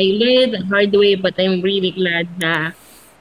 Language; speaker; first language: English; non-native, local second language; Filipino